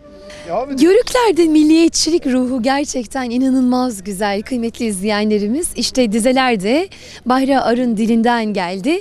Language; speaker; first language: Turkish; native; Turkish